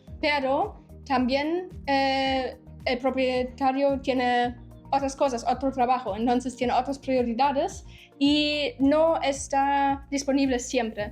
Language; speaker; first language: Spanish; non-native, fluent; German